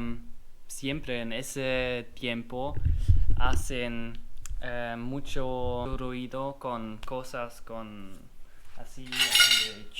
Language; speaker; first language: Spanish; non-native, learner; German